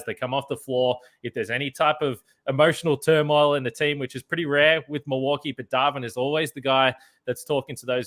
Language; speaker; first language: English; native; English